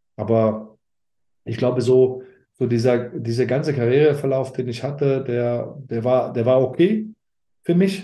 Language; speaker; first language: German; early bilingual, other home language; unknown